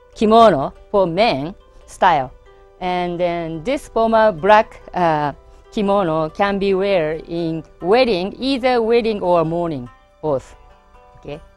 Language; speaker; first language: English; non-native, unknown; Japanese